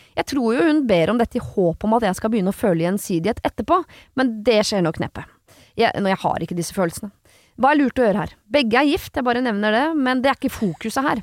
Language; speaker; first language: Norwegian; native; Norwegian